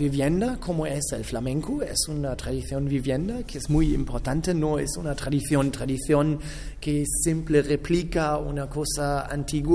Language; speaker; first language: Spanish; non-native, learner; German